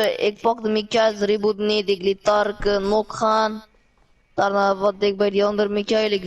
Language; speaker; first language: Dutch; early bilingual, other home language; Turkish